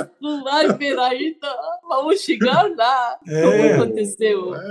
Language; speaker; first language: Portuguese; non-native, learner; Persian